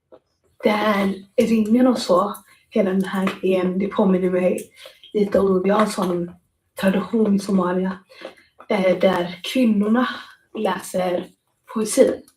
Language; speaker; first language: Swedish; early bilingual, other home language; Somali